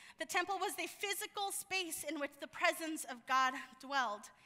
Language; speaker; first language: English; early bilingual, other home language; Spanish